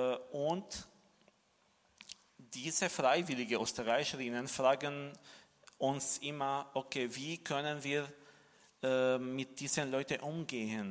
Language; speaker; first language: German; non-native, fluent; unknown